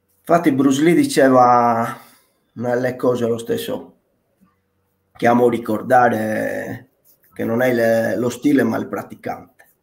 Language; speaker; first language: Italian; native; Italian